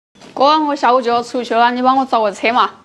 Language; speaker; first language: Chinese; native; Chinese